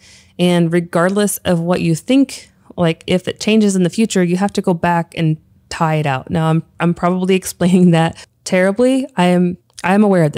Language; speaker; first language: English; native; English